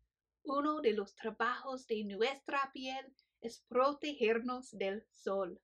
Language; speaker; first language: Spanish; non-native, fluent; English